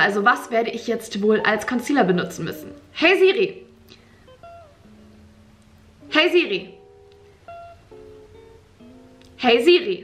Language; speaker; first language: German; native; German